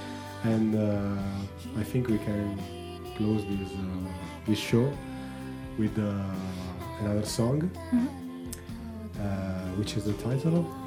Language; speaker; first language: English; non-native, learner; Italian